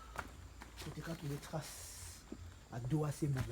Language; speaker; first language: French; non-native, local second language; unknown